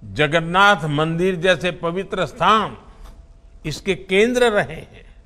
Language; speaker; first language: Hindi; non-native, local second language; Gujarati